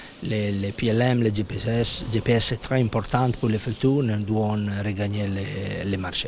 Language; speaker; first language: French; non-native, fluent; Italian